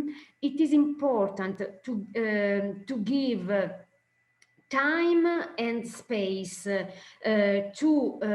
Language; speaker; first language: English; non-native, fluent; Italian